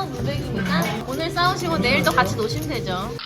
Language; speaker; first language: Korean; native; Korean